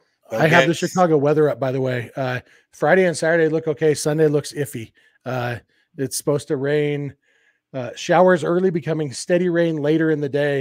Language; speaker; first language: English; native; English